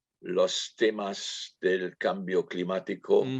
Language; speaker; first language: Spanish; non-native, fluent; German